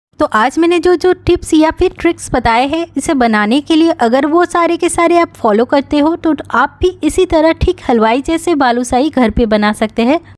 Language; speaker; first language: Hindi; non-native, local second language; Bangla